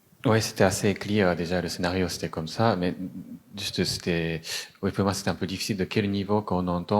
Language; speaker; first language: French; non-native, fluent; Japanese